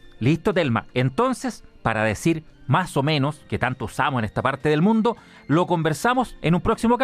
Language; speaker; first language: Spanish; native; Spanish